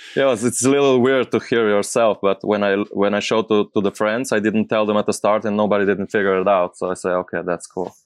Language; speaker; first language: English; non-native, fluent; Slovenian